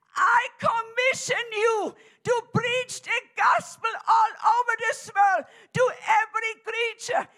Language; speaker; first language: English; non-native, fluent; German